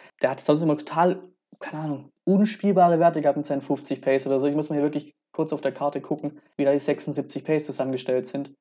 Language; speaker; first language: German; native; German